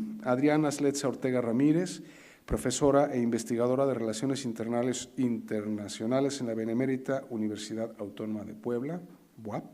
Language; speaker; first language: Spanish; native; Spanish